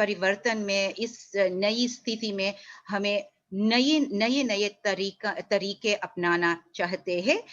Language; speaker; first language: Hindi; non-native, fluent; English